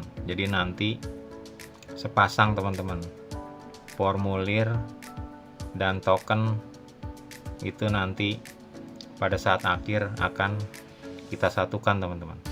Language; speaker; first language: Indonesian; native; Indonesian